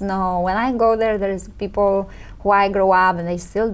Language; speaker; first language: English; non-native, fluent; Polish